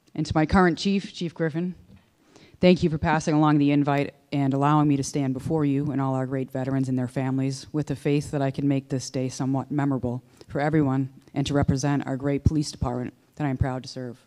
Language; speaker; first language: English; native; English